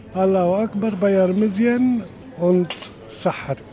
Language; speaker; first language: German; non-native, learner; Arabic